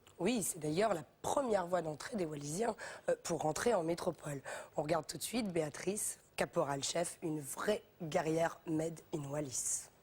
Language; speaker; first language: French; native; French